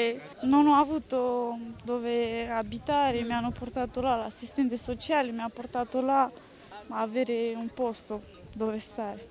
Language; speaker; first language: Italian; non-native, fluent; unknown